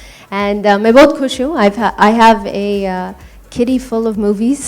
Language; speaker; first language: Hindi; non-native, learner; English